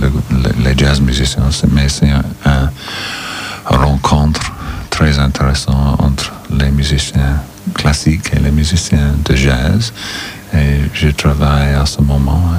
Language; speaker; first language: French; non-native, learner; English